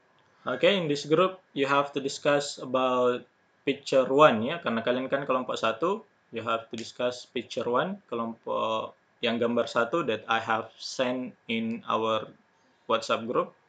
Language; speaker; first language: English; non-native, fluent; Indonesian